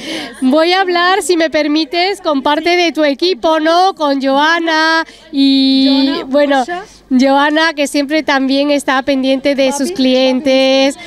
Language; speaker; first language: Spanish; native; Spanish